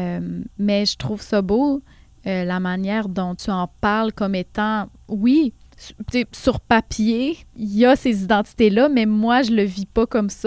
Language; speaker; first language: French; native; French